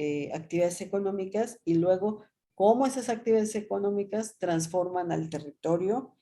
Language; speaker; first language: Spanish; native; Spanish